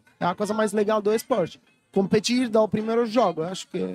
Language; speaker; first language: Portuguese; non-native, learner; Italian